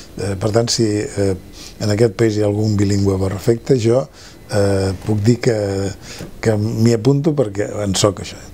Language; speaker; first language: Catalan; non-native, local second language; Spanish